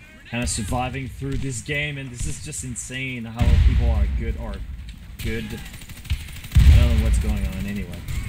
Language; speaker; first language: English; non-native, fluent; French